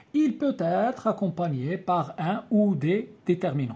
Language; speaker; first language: French; non-native, local second language; Arabic